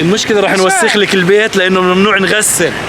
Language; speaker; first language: Arabic; native; Arabic